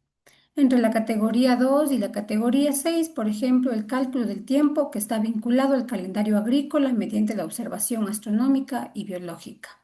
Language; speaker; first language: Spanish; native; Spanish